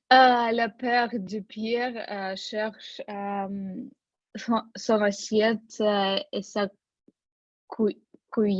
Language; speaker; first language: French; non-native, learner; Russian